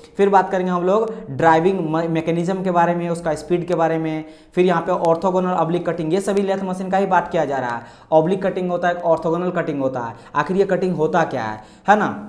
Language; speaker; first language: Hindi; non-native, local second language; Marathi